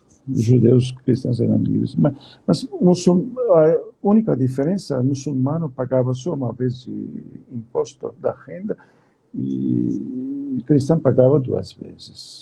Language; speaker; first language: Portuguese; non-native, fluent; Turkish